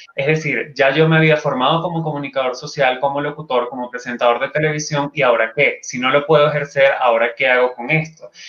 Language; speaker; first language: Spanish; native; Spanish